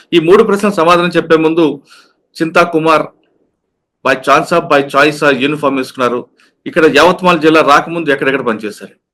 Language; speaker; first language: Telugu; native; Telugu